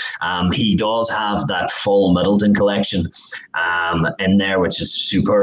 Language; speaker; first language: English; native; English